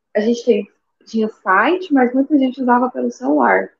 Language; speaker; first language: Portuguese; native; Portuguese